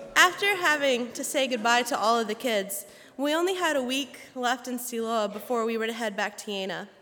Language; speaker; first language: English; native; English